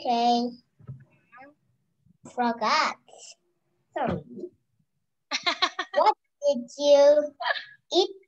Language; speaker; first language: English; non-native, learner; Vietnamese